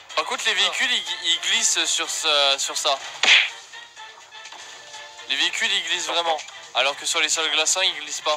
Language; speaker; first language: French; native; French